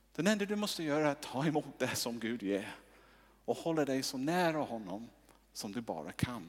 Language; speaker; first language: Swedish; non-native, fluent; English